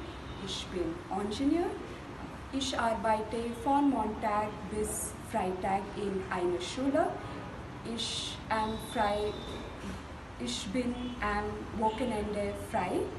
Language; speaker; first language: German; non-native, learner; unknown